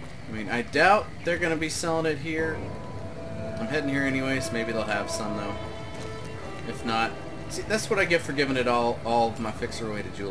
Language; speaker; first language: English; native; English